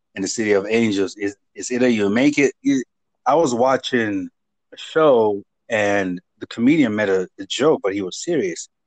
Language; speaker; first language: English; non-native, local second language; Igbo